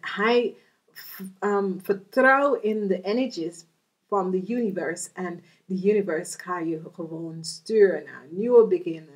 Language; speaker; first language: Dutch; non-native, learner; English